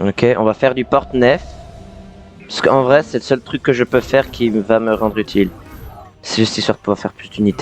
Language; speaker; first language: French; native; French